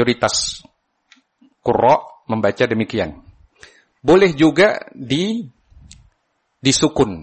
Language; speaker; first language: Indonesian; native; Indonesian